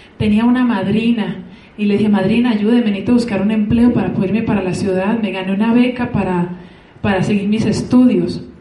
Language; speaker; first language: Spanish; native; Spanish